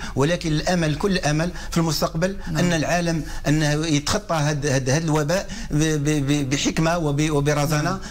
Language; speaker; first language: Arabic; non-native, fluent; Spanish